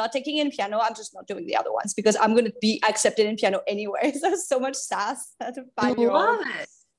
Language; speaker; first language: English; non-native, fluent; French